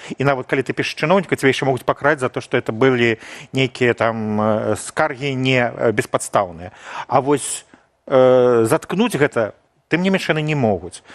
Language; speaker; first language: Belarusian; non-native, local second language; Russian